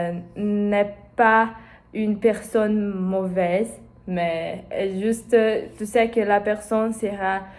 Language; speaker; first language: French; non-native, learner; Portuguese